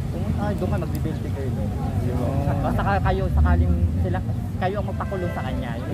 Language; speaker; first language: Filipino; non-native, local second language; Iloko